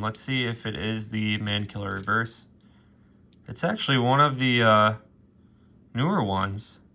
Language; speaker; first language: English; native; English